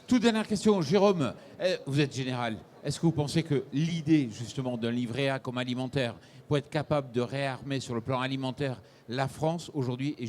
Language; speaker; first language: French; native; French